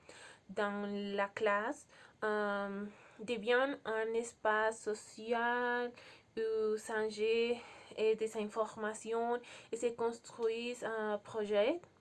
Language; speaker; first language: French; non-native, learner; Spanish